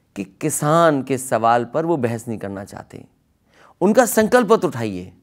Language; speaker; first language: Hindi; native; Hindi